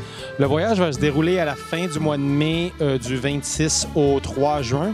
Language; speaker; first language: French; native; French